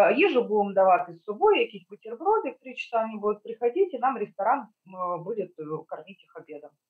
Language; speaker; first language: Ukrainian; non-native, local second language; Russian